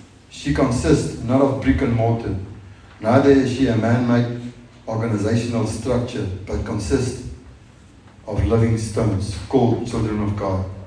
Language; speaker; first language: English; non-native, local second language; Afrikaans